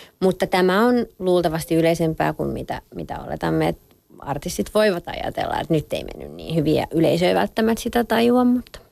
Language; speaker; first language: Finnish; early bilingual, other home language; French